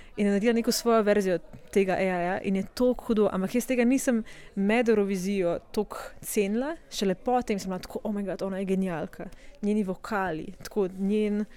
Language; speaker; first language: Slovenian; native; Slovenian